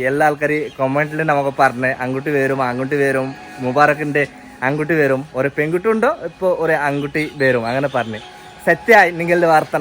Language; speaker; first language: Malayalam; non-native, learner; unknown